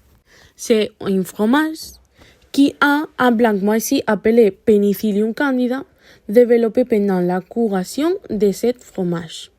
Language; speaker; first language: French; non-native, learner; Spanish